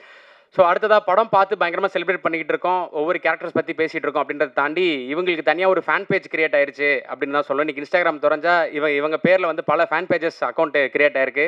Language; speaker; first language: Tamil; native; Tamil